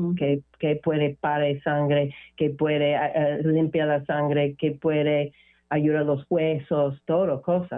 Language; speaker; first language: Spanish; non-native, learner; English